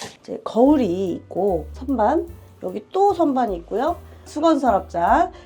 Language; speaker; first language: Korean; native; Korean